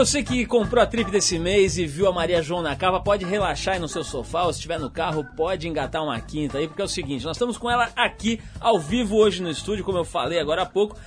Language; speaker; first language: Portuguese; native; Portuguese